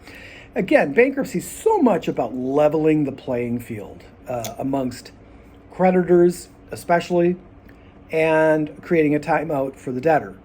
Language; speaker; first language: English; native; English